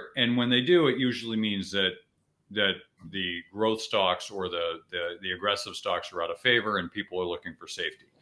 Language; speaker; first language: English; native; English